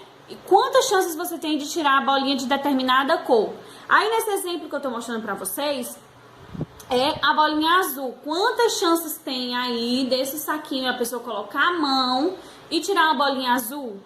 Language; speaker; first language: Portuguese; native; Portuguese